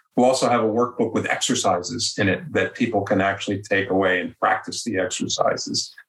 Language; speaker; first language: English; native; English